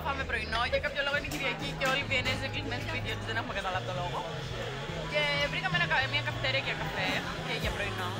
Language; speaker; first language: Greek; native; Greek